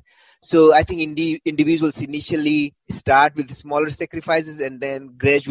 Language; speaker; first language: English; non-native, local second language; Hindi